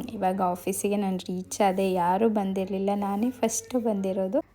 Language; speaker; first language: Kannada; native; Kannada